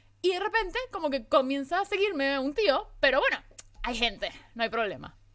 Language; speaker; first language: Spanish; native; Spanish